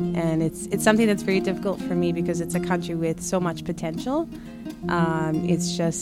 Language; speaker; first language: English; non-native, local second language; Shona